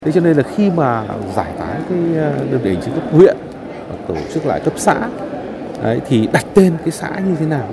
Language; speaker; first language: Vietnamese; native; Vietnamese